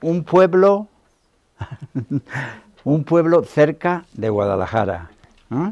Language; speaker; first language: Spanish; native; Spanish